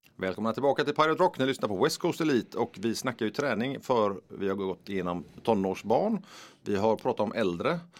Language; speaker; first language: Swedish; native; Swedish